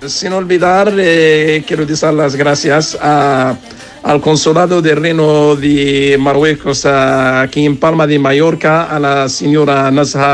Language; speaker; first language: Spanish; non-native, learner; Arabic